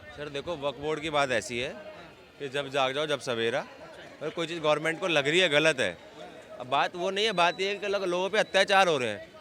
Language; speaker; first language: Hindi; native; Hindi